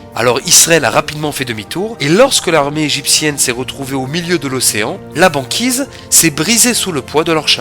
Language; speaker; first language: French; native; French